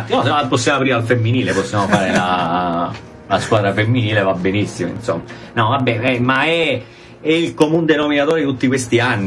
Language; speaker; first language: Italian; native; Italian